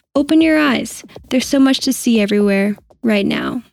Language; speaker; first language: English; native; English